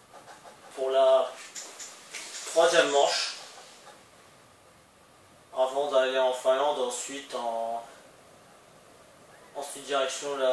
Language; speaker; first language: French; native; French